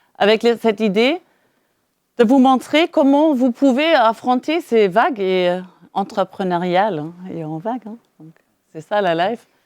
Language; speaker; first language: French; non-native, fluent; German